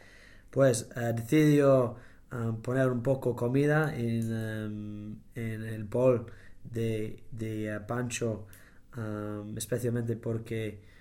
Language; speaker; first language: Spanish; non-native, learner; English